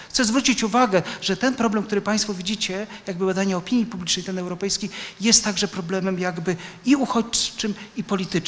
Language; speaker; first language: Polish; native; Polish